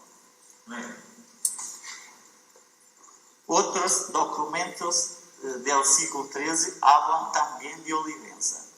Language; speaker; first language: Portuguese; non-native, fluent; Spanish